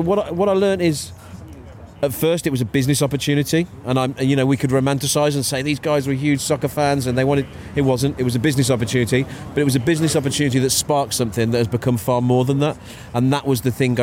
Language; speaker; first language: English; native; English